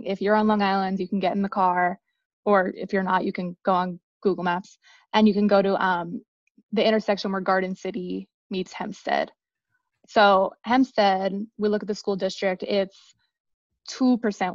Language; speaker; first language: English; native; English